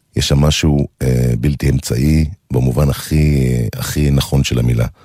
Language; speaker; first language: Hebrew; native; Hebrew